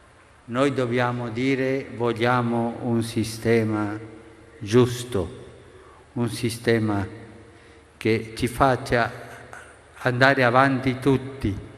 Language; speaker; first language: Italian; non-native, fluent; Spanish